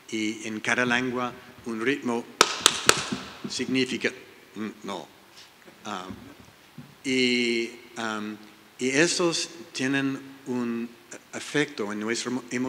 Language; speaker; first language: Spanish; non-native, learner; English